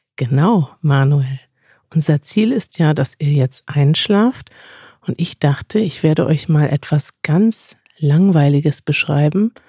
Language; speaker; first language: German; native; German